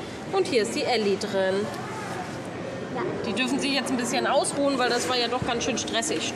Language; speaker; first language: German; native; German